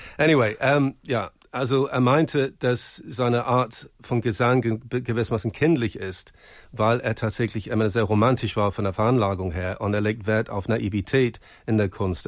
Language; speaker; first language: German; non-native, fluent; English